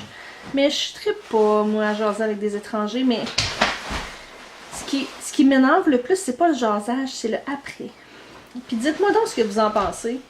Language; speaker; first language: French; native; French